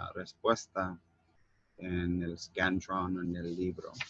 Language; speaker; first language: Spanish; non-native, learner; English